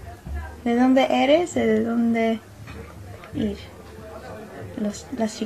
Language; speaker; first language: Spanish; non-native, learner; English